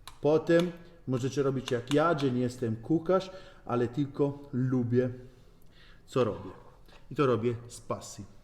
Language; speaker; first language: Polish; non-native, learner; Italian